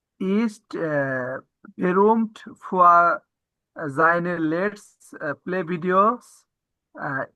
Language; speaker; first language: German; non-native, learner; Bangla